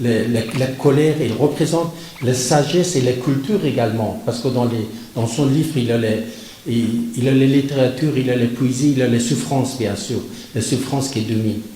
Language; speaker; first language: French; non-native, fluent; Persian